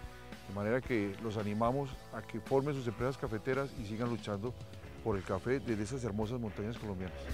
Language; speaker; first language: Spanish; native; Spanish